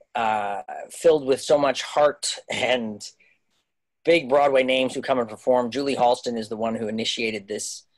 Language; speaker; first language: English; native; English